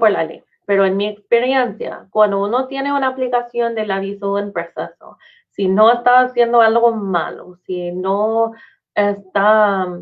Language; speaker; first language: Spanish; non-native, fluent; English